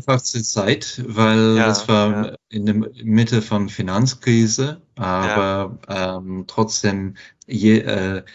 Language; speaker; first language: German; non-native, fluent; English